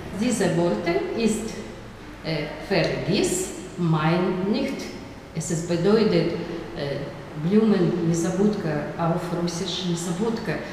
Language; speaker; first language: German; non-native, learner; Russian